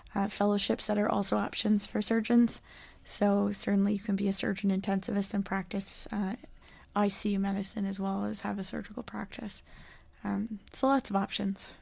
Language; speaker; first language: English; native; English